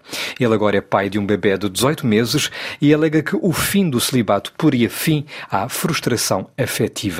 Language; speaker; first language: Portuguese; native; Portuguese